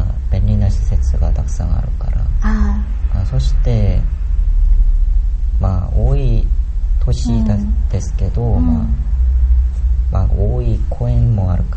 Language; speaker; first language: Japanese; non-native, learner; Korean